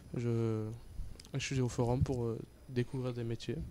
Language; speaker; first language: French; native; French